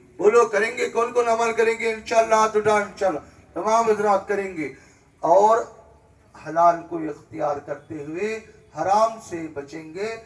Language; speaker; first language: Urdu; native; Urdu